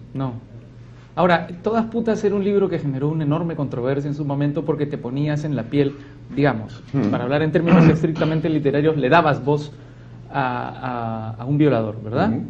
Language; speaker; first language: Spanish; native; Spanish